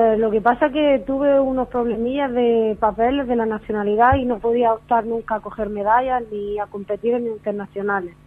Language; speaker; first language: Spanish; early bilingual, other home language; Arabic